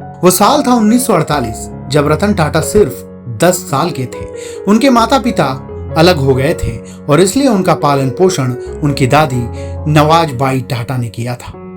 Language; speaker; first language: Hindi; native; Hindi